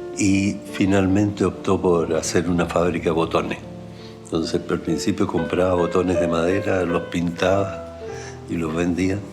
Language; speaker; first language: Spanish; early bilingual, other home language; German